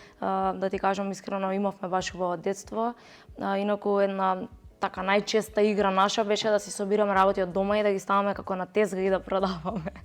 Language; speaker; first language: Macedonian; native; Macedonian